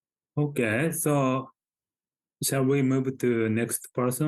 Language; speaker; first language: English; non-native, fluent; Japanese